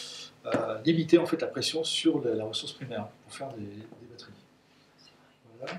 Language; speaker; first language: French; native; French